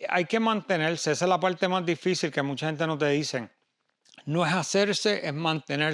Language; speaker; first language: Spanish; early bilingual, heritage; Spanish